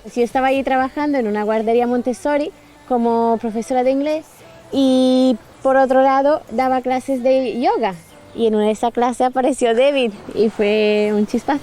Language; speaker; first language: Spanish; non-native, fluent; Italian